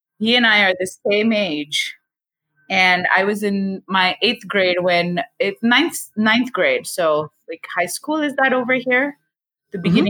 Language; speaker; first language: English; non-native, local second language; Gujarati